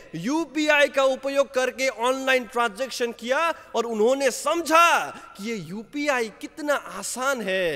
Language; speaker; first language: Hindi; non-native, local second language; Nepali